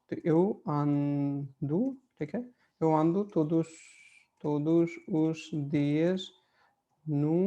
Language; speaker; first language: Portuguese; non-native, fluent; Hindi